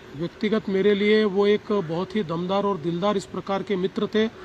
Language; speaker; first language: Hindi; non-native, local second language; Marathi